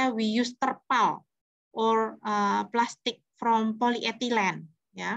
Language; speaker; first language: English; non-native, fluent; Indonesian